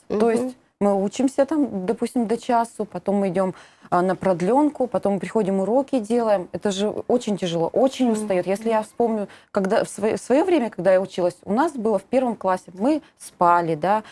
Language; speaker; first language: Russian; native; Russian